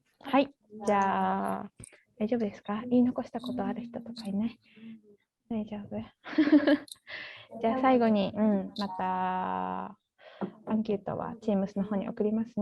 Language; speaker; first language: Japanese; native; Japanese